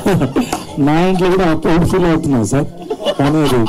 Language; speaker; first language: Telugu; non-native, learner; Tamil